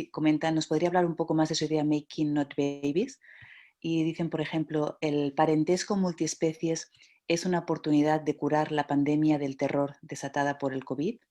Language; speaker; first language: Spanish; native; Spanish